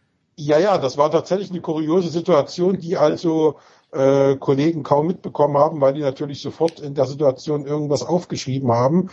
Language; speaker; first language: German; native; German